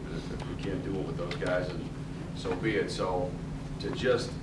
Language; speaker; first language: English; native; English